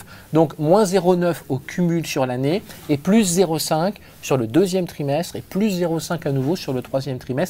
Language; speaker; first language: French; native; French